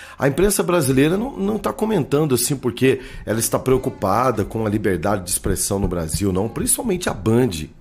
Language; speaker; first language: Portuguese; native; Portuguese